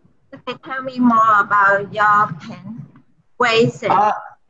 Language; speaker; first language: English; non-native, learner; Vietnamese